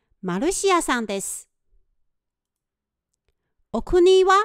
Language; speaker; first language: Japanese; non-native, fluent; Chinese